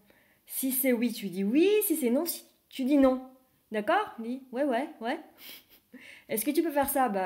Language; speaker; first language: French; early bilingual, other home language; Vietnamese